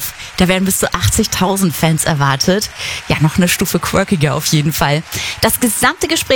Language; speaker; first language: German; native; German